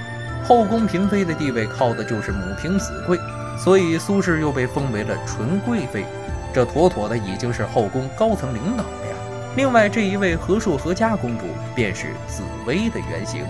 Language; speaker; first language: Chinese; native; Chinese